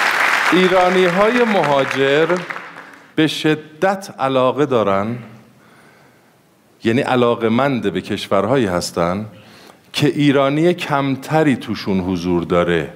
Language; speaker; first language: Persian; native; Persian